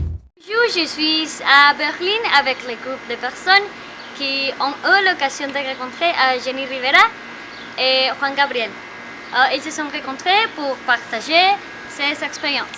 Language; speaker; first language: French; non-native, learner; Spanish